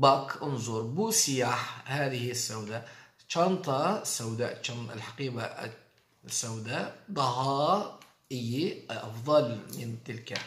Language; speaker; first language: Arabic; non-native, fluent; Turkish